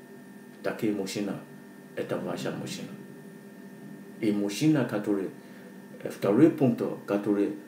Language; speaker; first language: Russian; non-native, learner; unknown